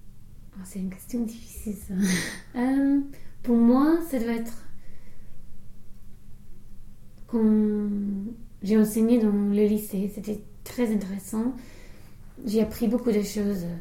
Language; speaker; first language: French; non-native, fluent; English